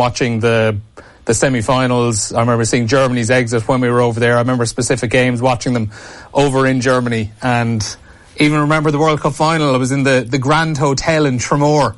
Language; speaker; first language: English; native; English